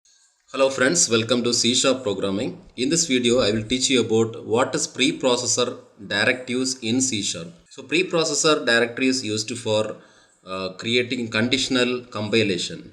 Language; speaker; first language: English; non-native, local second language; Tamil